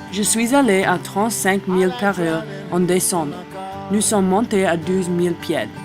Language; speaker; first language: French; non-native, learner; English